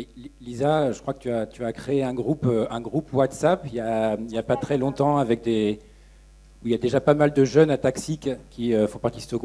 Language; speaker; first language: French; native; French